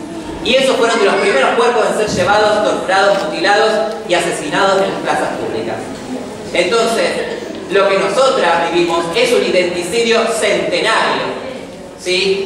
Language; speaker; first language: Spanish; native; Spanish